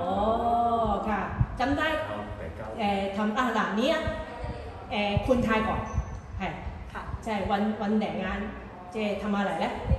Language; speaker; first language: Thai; non-native, learner; Cantonese